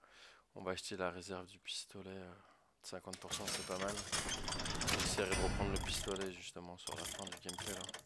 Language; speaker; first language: French; native; French